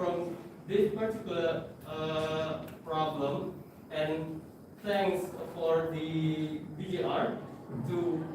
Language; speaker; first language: English; non-native, fluent; Indonesian